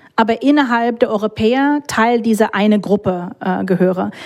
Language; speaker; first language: German; non-native, fluent; English